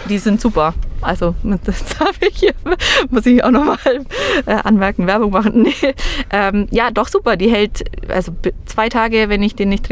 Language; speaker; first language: German; native; German